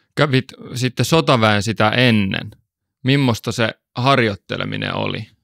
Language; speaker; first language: Finnish; native; Finnish